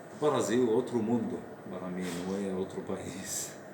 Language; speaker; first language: Portuguese; non-native, learner; Arabic